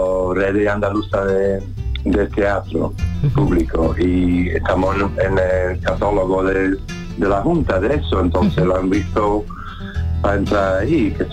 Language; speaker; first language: Spanish; non-native, fluent; English